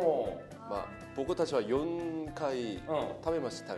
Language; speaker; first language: Japanese; non-native, learner; Korean